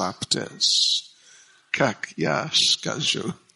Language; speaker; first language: Russian; non-native, learner; English